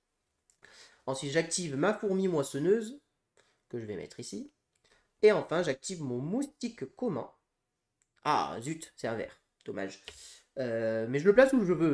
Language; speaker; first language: French; native; French